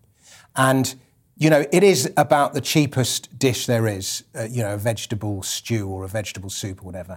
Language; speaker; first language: English; native; English